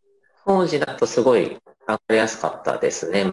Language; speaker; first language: Japanese; native; Japanese